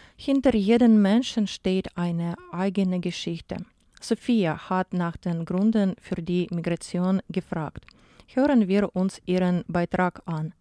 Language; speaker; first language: German; non-native, fluent; Ukrainian